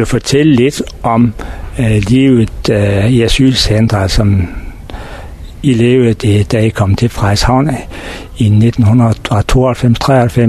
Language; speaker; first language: Danish; native; Danish